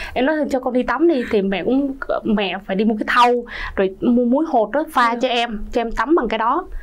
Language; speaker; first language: Vietnamese; native; Vietnamese